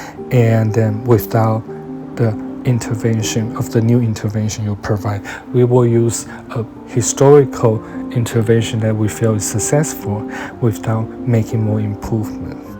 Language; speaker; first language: English; non-native, fluent; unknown